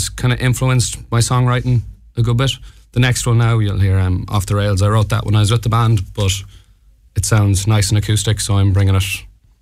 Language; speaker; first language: English; native; English